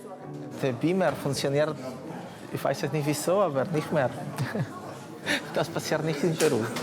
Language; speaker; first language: German; non-native, fluent; Spanish